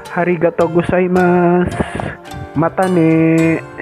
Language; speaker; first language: Japanese; non-native, learner; Filipino